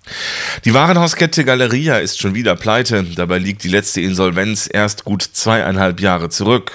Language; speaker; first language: German; native; German